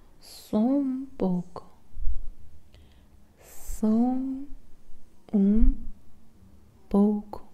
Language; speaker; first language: Portuguese; non-native, learner; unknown